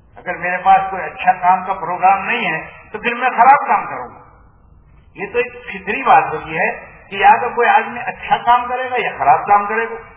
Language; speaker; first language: Urdu; non-native, local second language; Gujarati